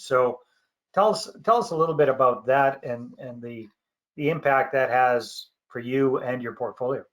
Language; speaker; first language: English; native; English